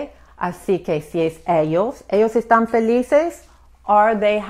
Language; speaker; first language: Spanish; non-native, fluent; English